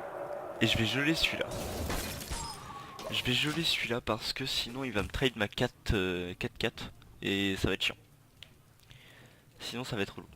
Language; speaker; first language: French; native; French